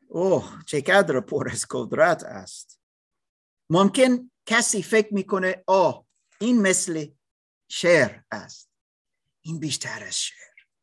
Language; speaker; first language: Persian; non-native, learner; English